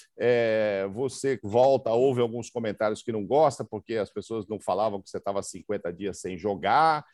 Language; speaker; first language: Portuguese; native; Portuguese